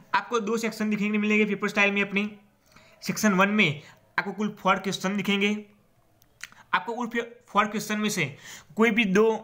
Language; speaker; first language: Hindi; non-native, local second language; Gujarati